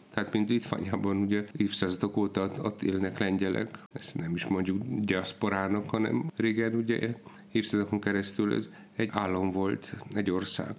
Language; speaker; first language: Hungarian; non-native, fluent; Polish